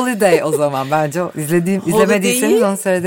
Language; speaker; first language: Turkish; native; Turkish